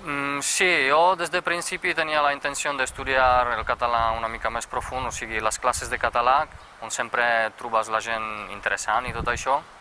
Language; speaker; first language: Catalan; non-native, fluent; Czech